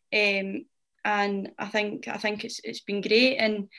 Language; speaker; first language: English; native; English